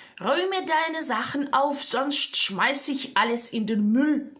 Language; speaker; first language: German; non-native, fluent; Ukrainian